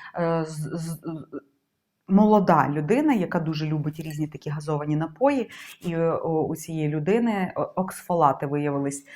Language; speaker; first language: Ukrainian; non-native, local second language; Russian